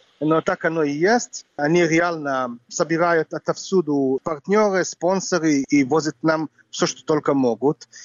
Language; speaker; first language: Russian; non-native, fluent; Hebrew